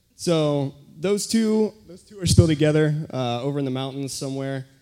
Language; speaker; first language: English; native; English